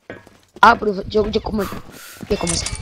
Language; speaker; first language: Spanish; native; Spanish